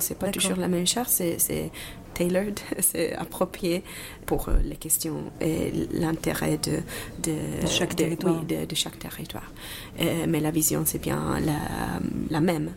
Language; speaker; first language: French; non-native, fluent; Italian